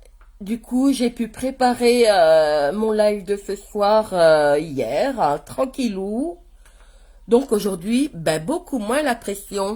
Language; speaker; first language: French; native; French